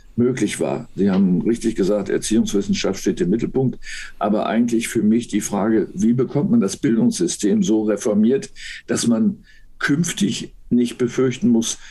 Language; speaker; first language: German; native; German